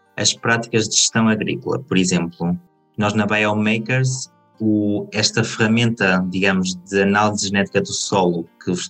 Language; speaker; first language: Portuguese; native; Portuguese